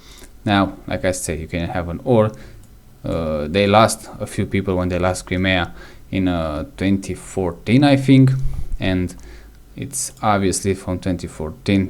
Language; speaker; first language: English; non-native, fluent; Romanian